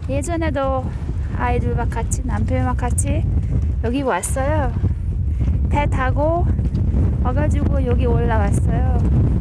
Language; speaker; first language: Korean; non-native, learner; Hungarian